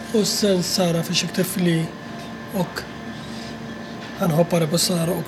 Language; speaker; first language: Swedish; non-native, fluent; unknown